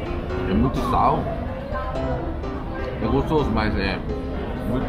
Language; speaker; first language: Portuguese; non-native, learner; Korean